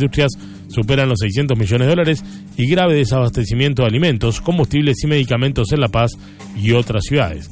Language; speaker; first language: Spanish; native; Spanish